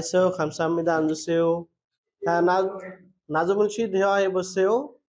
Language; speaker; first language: Korean; non-native, fluent; Bangla